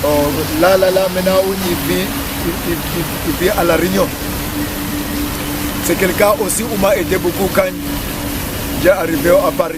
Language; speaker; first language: French; non-native, learner; English